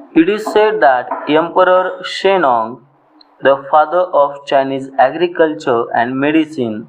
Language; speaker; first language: English; non-native, local second language; Marathi